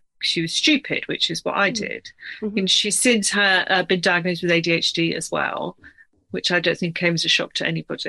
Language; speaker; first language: English; native; English